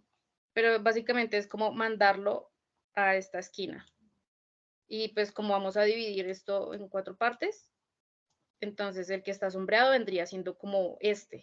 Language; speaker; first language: Spanish; native; Spanish